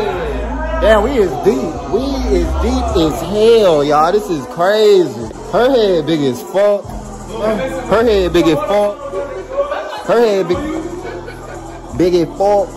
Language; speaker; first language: English; native; English